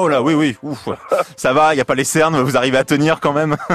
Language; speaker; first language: French; native; French